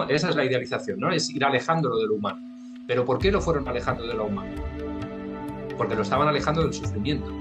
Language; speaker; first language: Spanish; native; Spanish